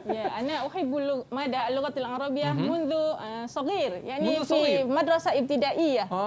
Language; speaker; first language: Arabic; non-native, fluent; Malay